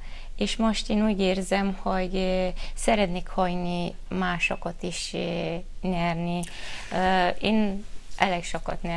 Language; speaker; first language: Hungarian; non-native, fluent; Romanian